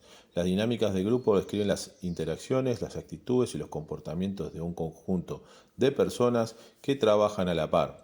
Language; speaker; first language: Spanish; native; Spanish